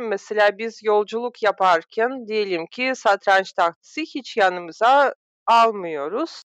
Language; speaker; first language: Turkish; non-native, fluent; Russian